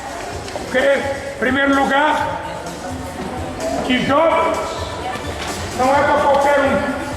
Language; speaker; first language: Portuguese; native; Portuguese